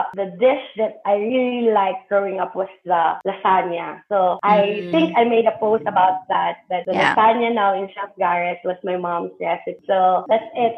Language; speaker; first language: English; non-native, local second language; Hiligaynon